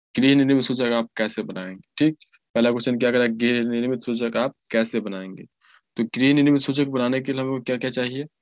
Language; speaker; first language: Hindi; native; Hindi